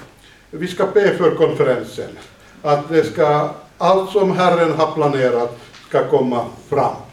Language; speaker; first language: Swedish; non-native, fluent; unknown